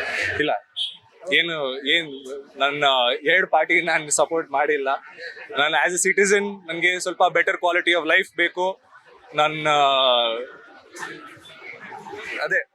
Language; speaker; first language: Kannada; non-native, learner; Hindi